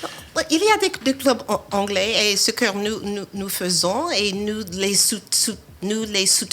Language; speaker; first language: French; non-native, fluent; English